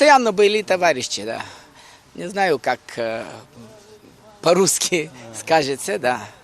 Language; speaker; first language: Russian; non-native, learner; Bulgarian